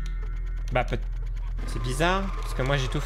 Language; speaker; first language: French; native; French